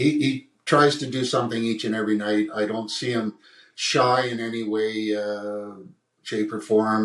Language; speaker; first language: English; native; English